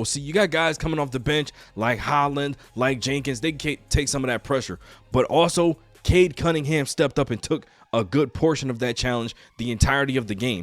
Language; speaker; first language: English; native; English